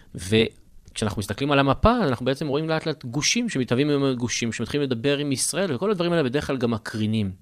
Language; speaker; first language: Hebrew; native; Hebrew